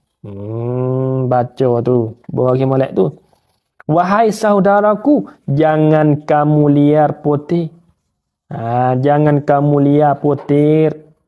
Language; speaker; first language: Malay; native; Malay